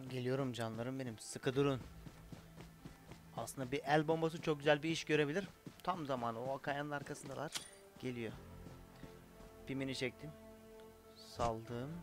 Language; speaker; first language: Turkish; native; Turkish